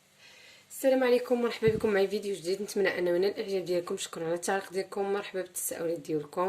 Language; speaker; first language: Arabic; native; Arabic